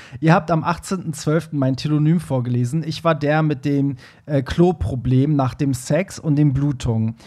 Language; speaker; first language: German; early bilingual, other home language; Persian